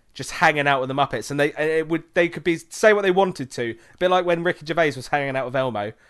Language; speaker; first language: English; native; English